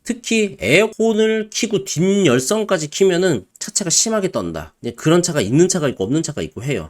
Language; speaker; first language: Korean; native; Korean